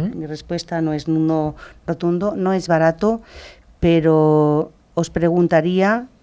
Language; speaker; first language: Spanish; native; Spanish